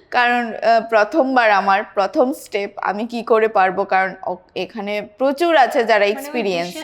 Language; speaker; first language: Bangla; native; Bangla